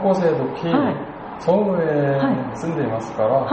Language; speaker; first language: Japanese; non-native, learner; Korean